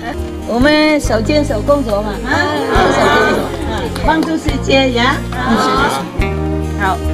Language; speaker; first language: Chinese; non-native, fluent; Vietnamese